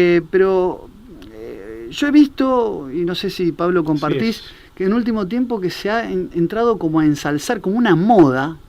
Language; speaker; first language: Spanish; native; Spanish